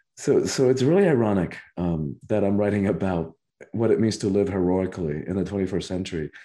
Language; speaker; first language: English; early bilingual, other home language; Spanish